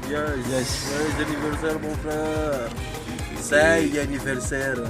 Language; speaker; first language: French; non-native, local second language; Malagasy